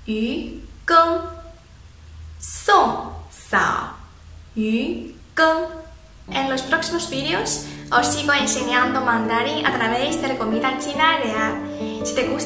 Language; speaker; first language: Spanish; non-native, fluent; Chinese